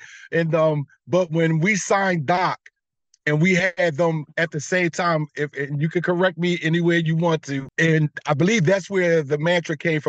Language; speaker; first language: English; native; English